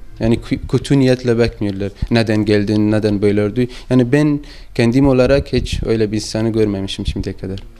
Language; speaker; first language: Turkish; non-native, learner; Persian